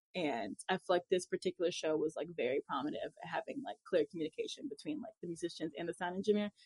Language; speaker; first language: English; native; English